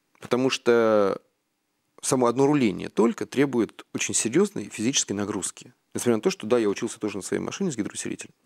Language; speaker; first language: Russian; native; Russian